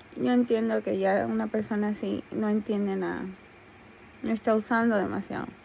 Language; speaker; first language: Spanish; native; Spanish